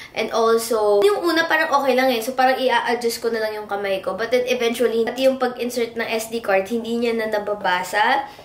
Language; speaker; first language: Filipino; native; Filipino